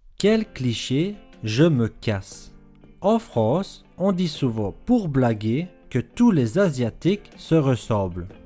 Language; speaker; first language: French; native; French